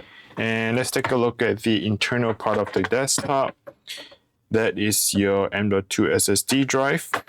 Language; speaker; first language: English; non-native, fluent; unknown